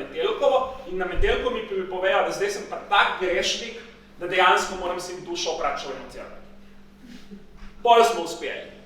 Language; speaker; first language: Slovenian; native; Slovenian